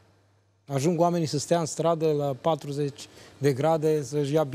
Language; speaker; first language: Romanian; native; Romanian